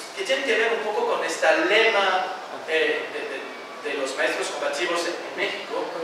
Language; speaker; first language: Spanish; non-native, fluent; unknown